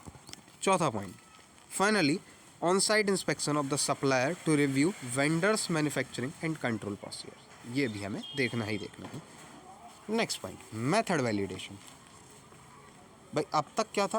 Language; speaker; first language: Hindi; native; Hindi